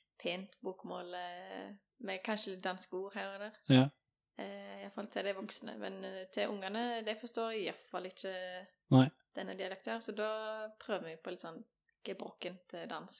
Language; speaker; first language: Norwegian; native; Norwegian